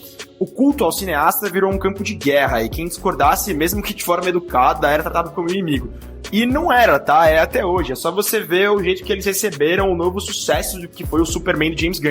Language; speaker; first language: Portuguese; native; Portuguese